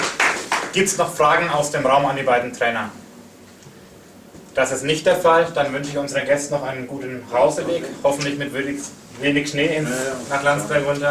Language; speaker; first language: German; native; German